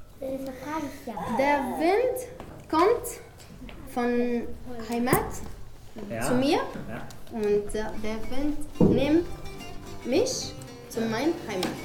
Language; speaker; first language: German; non-native, learner; Arabic